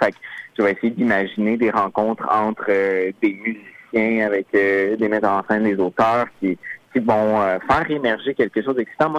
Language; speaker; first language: French; native; French